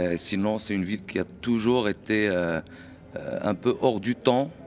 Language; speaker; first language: French; non-native, local second language; Arabic